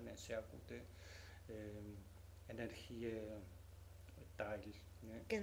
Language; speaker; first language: German; non-native, learner; Spanish